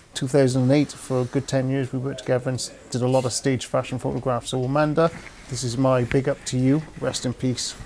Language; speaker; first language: English; native; English